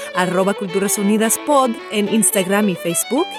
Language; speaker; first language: Spanish; non-native, fluent; English